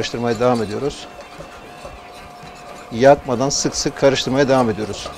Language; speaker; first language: Turkish; native; Turkish